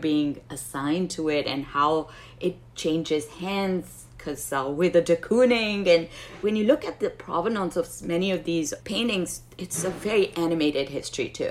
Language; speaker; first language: English; non-native, local second language; Urdu